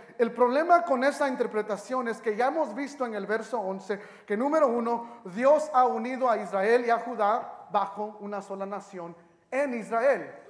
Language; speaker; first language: Spanish; early bilingual, heritage; Spanish